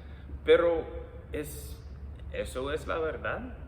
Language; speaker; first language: Spanish; non-native, fluent; English